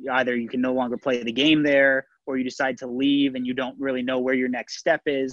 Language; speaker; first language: English; native; English